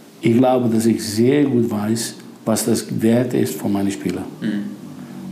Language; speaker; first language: German; non-native, fluent; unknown